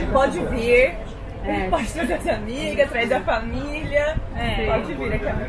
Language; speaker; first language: Portuguese; early bilingual, heritage; Portuguese